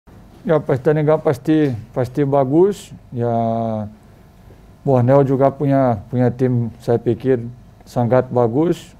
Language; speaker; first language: Indonesian; non-native, fluent; Portuguese